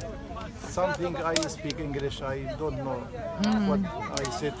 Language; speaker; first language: English; non-native, learner; Kurdish